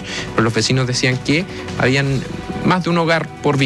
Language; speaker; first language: Spanish; native; Spanish